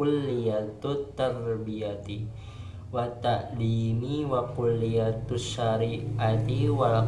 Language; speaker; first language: Arabic; non-native, learner; Indonesian